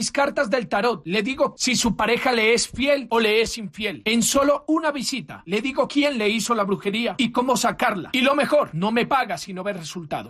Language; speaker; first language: Spanish; native; Spanish